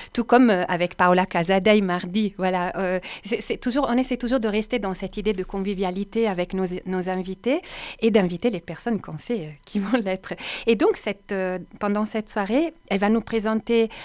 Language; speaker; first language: French; non-native, fluent; Italian